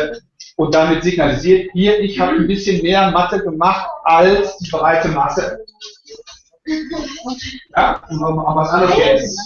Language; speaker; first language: German; native; German